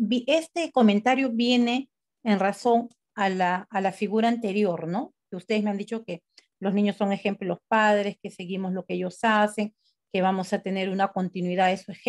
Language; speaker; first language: Spanish; native; Spanish